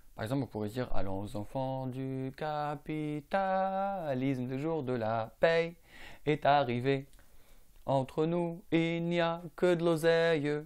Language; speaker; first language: French; non-native, local second language; Arabic